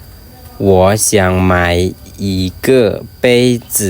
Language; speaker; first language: Chinese; non-native, fluent; Lao